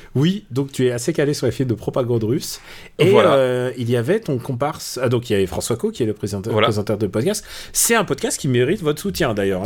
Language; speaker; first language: French; native; French